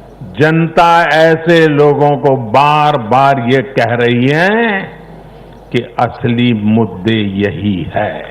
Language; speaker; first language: Hindi; non-native, local second language; Gujarati